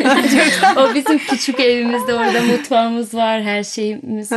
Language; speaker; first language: Turkish; non-native, learner; Bosnian